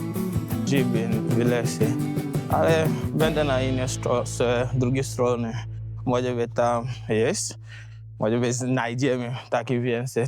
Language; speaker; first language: Polish; non-native, learner; English